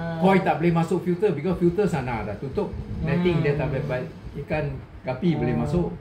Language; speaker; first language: Malay; non-native, local second language; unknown